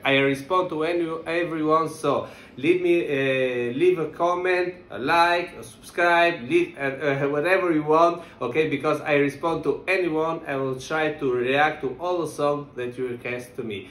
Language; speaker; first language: English; non-native, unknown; Italian